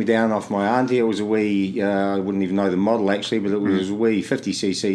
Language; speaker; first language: English; native; English